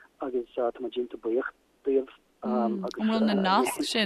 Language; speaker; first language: Irish; non-native, learner; German